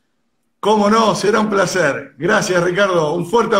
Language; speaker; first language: Spanish; native; Spanish